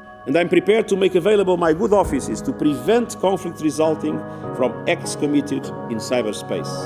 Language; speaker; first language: English; non-native, fluent; Portuguese